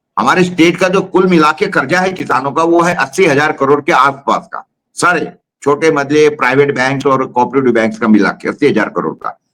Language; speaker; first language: Hindi; non-native, local second language; Marathi